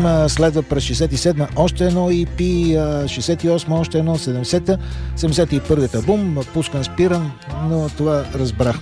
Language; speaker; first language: Bulgarian; native; Bulgarian